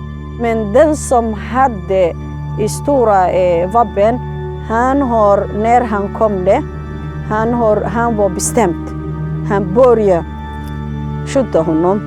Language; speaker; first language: Swedish; non-native, learner; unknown